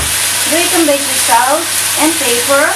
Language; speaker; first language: Dutch; non-native, fluent; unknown